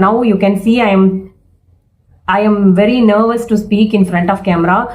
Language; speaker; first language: English; non-native, learner; Tamil